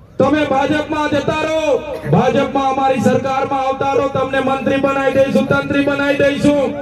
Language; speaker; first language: Gujarati; non-native, local second language; Vasavi